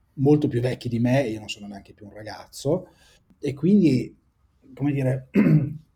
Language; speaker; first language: Italian; native; Italian